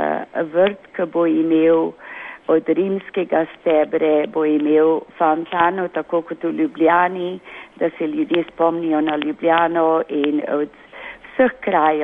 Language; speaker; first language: Slovenian; early bilingual, heritage; Slovenian